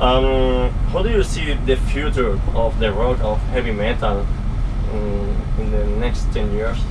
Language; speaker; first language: English; non-native, learner; Spanish